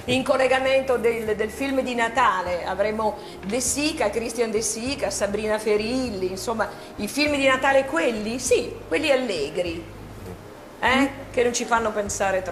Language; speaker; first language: Italian; native; Italian